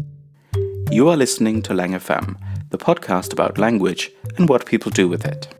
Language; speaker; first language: English; non-native, fluent; German